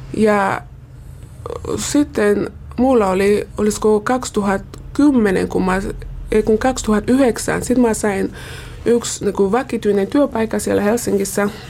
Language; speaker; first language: Finnish; non-native, fluent; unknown